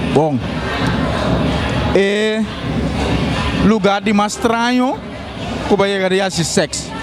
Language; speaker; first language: Portuguese; non-native, learner; Dutch